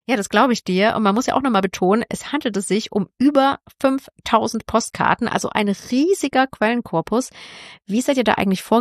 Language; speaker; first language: German; native; German